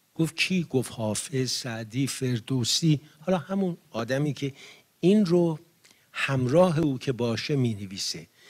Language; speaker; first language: Persian; native; Persian